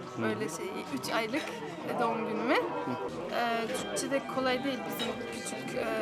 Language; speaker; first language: Turkish; non-native, fluent; Polish